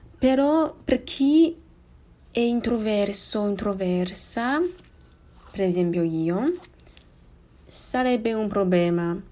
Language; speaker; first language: Italian; non-native, fluent; Chinese